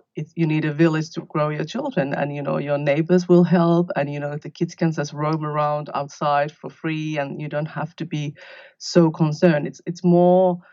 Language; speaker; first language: English; non-native, fluent; Finnish